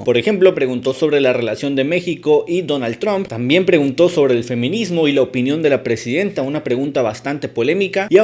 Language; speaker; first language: Spanish; native; Spanish